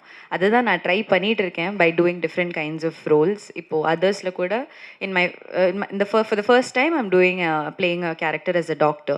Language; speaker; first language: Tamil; non-native, local second language; Malayalam